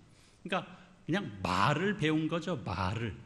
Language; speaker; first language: Korean; native; Korean